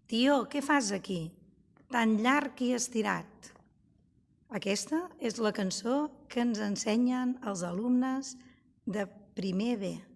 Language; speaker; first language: Catalan; native; Catalan